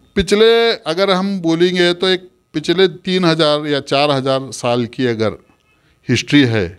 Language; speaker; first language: Hindi; non-native, local second language; Urdu